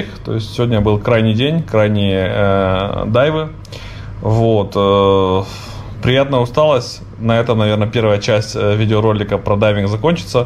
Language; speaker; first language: Russian; native; Russian